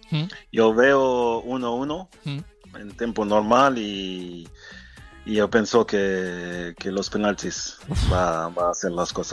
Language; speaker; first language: Spanish; non-native, fluent; French